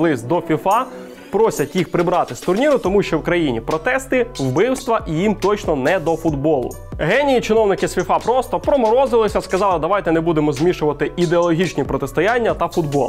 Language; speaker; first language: Ukrainian; native; Ukrainian